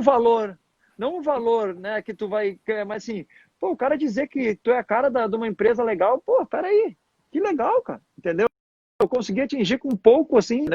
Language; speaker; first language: Portuguese; native; Portuguese